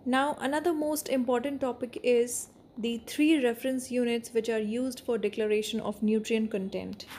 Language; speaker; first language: English; non-native, local second language; Hindi